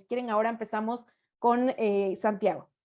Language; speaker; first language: Spanish; native; Spanish